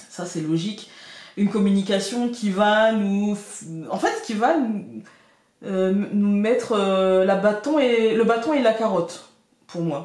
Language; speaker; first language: French; native; French